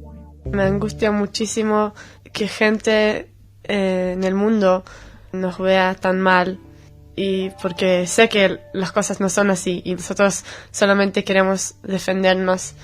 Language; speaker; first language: Spanish; non-native, fluent; Hebrew